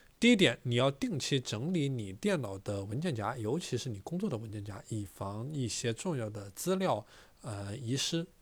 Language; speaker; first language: Chinese; native; Chinese